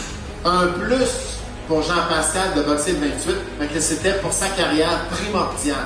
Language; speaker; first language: French; native; French